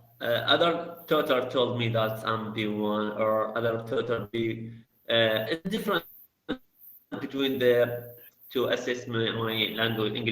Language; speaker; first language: English; non-native, learner; Arabic